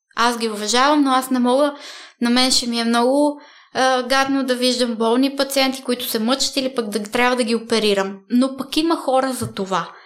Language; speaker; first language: Bulgarian; early bilingual, heritage; Bulgarian